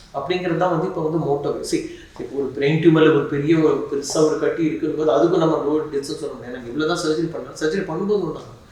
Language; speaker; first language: Tamil; native; Tamil